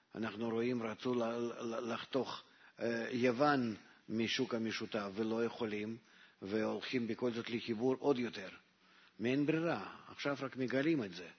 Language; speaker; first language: Hebrew; non-native, fluent; Russian